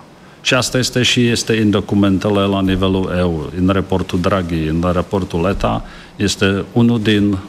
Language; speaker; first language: Romanian; non-native, learner; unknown